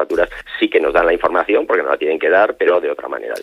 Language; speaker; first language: Spanish; native; Spanish